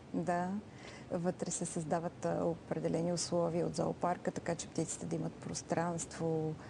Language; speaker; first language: Bulgarian; native; Bulgarian